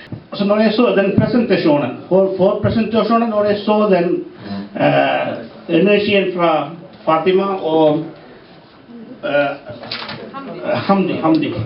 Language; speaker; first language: Norwegian; non-native, fluent; Tamil